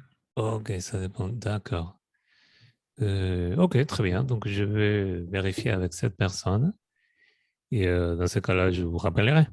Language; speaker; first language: French; non-native, fluent; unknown